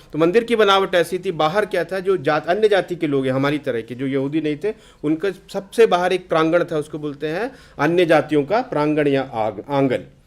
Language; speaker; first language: Hindi; native; Hindi